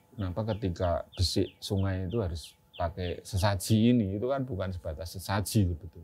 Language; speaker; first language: Indonesian; non-native, local second language; Javanese